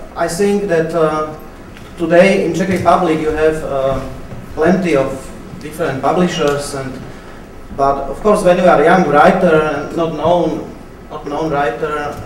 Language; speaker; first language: English; non-native, fluent; Slovak